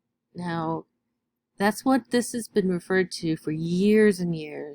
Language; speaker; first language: English; native; English